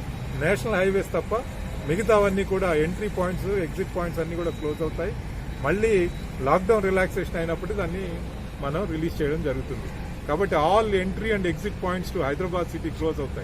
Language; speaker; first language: Telugu; native; Telugu